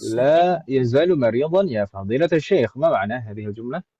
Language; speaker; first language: Arabic; non-native, fluent; Indonesian